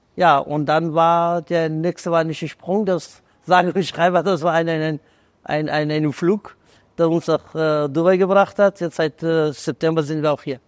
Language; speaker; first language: German; non-native, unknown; Persian